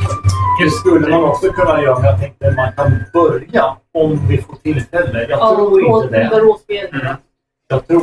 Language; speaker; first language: Swedish; native; Swedish